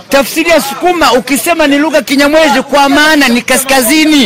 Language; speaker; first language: Swahili; non-native, local second language; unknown